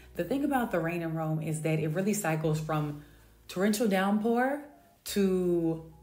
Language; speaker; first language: English; native; English